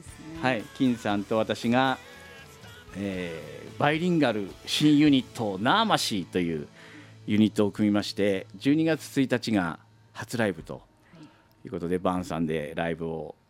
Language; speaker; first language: Japanese; native; Japanese